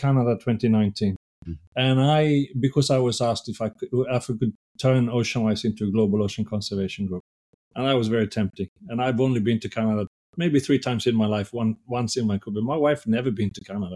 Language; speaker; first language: English; non-native, fluent; Swedish